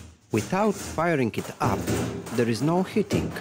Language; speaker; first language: English; non-native, fluent; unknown